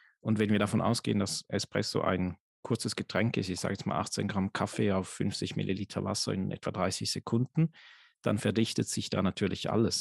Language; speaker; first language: German; native; German